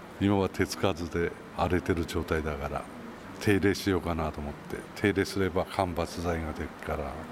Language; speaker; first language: Japanese; native; Japanese